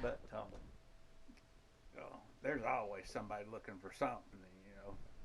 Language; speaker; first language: English; native; English